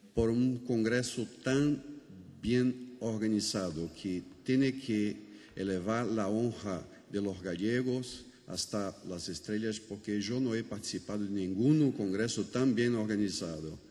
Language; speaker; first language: Spanish; non-native, fluent; Portuguese